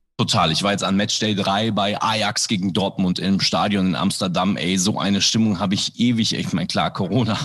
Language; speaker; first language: German; early bilingual, other home language; Indonesian